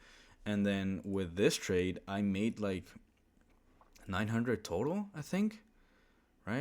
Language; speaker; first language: English; early bilingual, other home language; Spanish